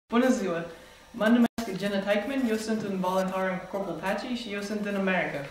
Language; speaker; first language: Romanian; non-native, fluent; English